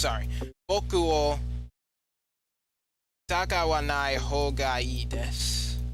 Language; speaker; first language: Japanese; non-native, learner; English